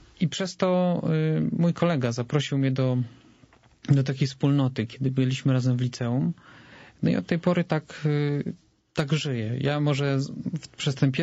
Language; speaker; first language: Polish; native; Polish